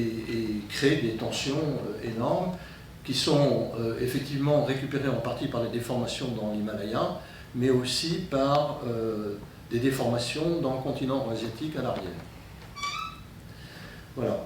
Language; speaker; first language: French; native; French